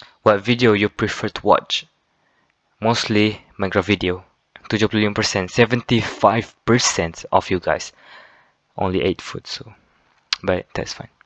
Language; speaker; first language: English; non-native, fluent; Malay